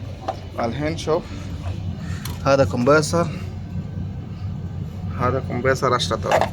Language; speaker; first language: Arabic; non-native, learner; Bangla